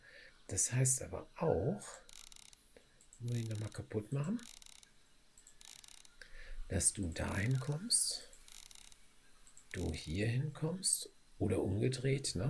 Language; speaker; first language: German; native; German